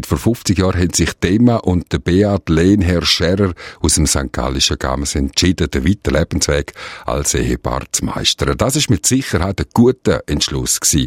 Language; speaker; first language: German; native; German